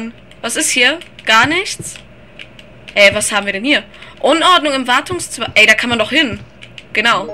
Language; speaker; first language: German; native; German